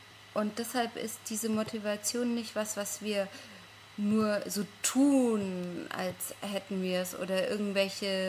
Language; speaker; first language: German; non-native, fluent; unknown